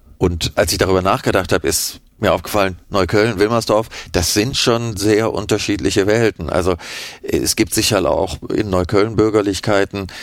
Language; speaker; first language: German; native; German